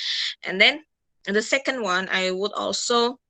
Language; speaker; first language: English; non-native, fluent; Indonesian